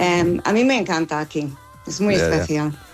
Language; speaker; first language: Spanish; non-native, fluent; English